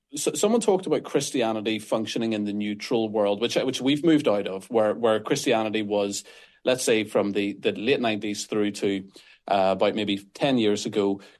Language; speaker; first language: English; native; English